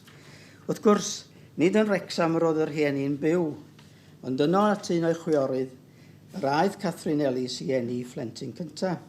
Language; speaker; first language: Welsh; native; Welsh